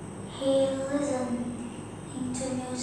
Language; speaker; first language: English; non-native, learner; Vietnamese